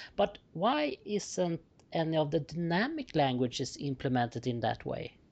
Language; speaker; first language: English; non-native, fluent; Swedish